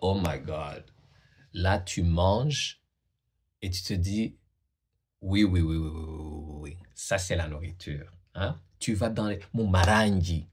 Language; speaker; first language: French; native; French